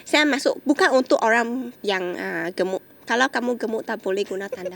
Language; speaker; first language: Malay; non-native, local second language; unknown